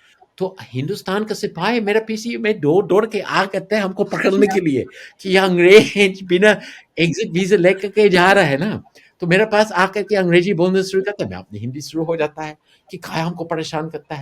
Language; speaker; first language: Hindi; non-native, fluent; English